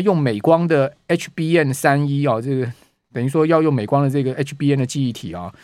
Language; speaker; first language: Chinese; native; Chinese